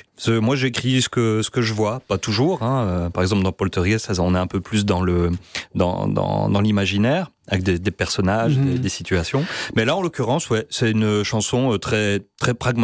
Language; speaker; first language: French; native; French